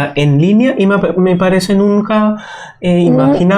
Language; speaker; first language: Spanish; non-native, fluent; Bangla